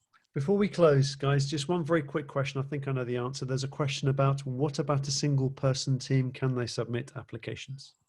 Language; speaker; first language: English; native; English